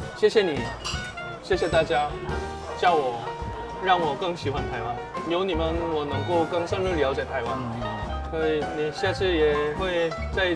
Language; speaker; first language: Chinese; non-native, fluent; Korean